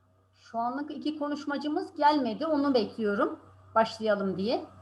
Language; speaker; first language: Turkish; native; Turkish